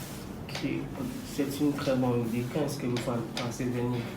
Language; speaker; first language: French; non-native, learner; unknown